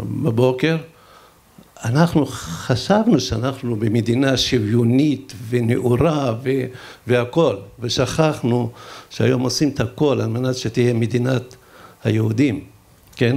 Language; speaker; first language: Hebrew; non-native, local second language; Arabic